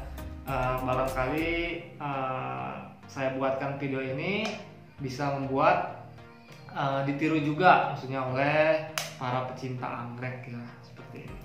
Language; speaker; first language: Indonesian; native; Indonesian